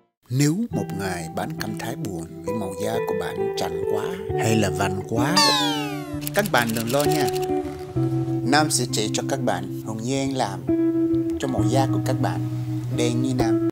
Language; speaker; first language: Vietnamese; non-native, fluent; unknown